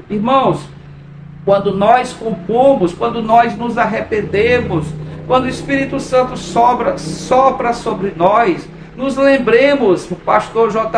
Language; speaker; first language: Portuguese; native; Portuguese